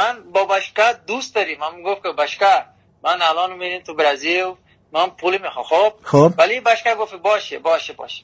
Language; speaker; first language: Persian; non-native, learner; Portuguese